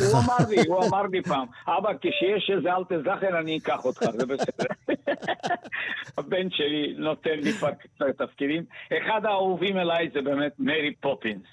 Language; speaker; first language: Hebrew; non-native, fluent; Bulgarian